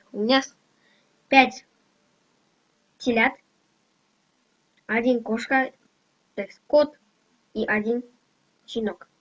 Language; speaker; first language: Russian; non-native, local second language; Kazakh